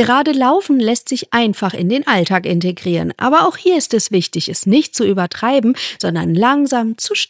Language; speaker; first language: German; native; German